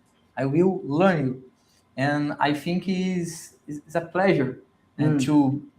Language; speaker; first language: English; non-native, learner; Portuguese